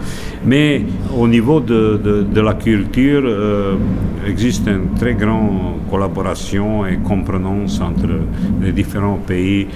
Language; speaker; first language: French; non-native, fluent; Serbian